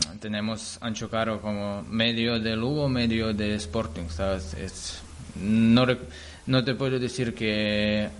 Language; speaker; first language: Spanish; non-native, learner; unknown